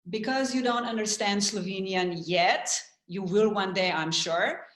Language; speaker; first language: English; non-native, fluent; Slovenian